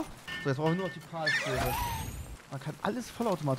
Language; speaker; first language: German; native; German